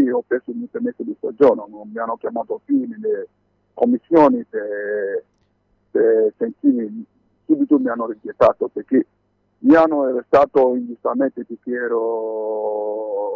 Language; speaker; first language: Italian; non-native, fluent; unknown